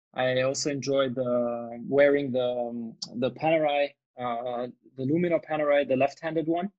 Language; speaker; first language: English; non-native, fluent; German